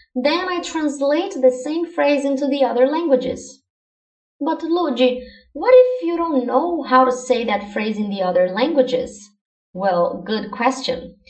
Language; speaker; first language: English; non-native, fluent; Portuguese